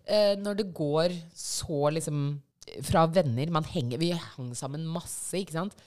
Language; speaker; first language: Norwegian; early bilingual, other home language; Shona